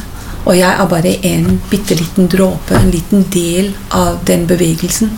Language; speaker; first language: Norwegian; non-native, fluent; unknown